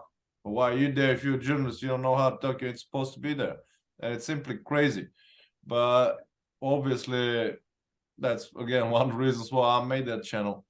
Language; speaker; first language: English; non-native, fluent; Bulgarian